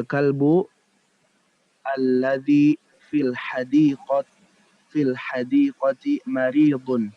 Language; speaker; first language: Arabic; non-native, learner; Indonesian